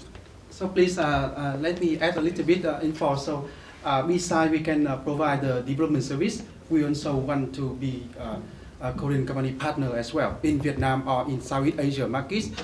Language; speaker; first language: English; non-native, fluent; Vietnamese